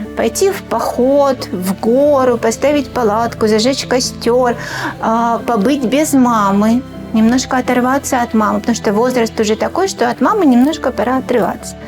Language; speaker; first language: Russian; native; Russian